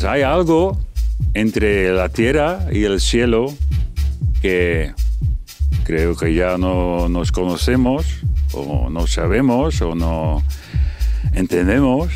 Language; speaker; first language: Spanish; non-native, fluent; Dutch